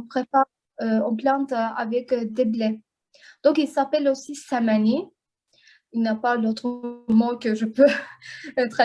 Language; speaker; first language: French; non-native, learner; Azerbaijani